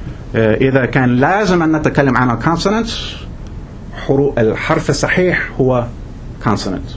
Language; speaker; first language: Arabic; non-native, fluent; English